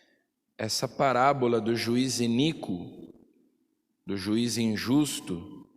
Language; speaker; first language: Portuguese; native; Portuguese